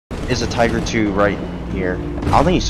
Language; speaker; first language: English; native; English